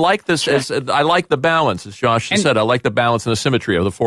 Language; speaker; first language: English; native; English